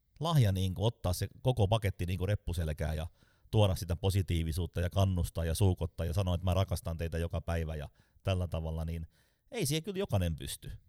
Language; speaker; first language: Finnish; native; Finnish